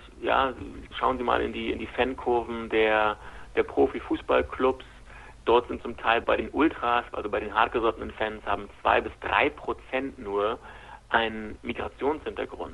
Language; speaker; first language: German; native; German